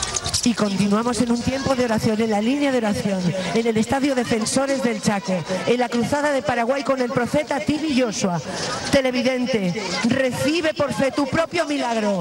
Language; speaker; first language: Spanish; native; Spanish